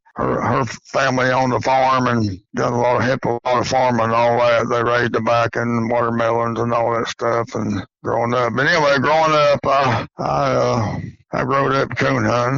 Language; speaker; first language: English; native; English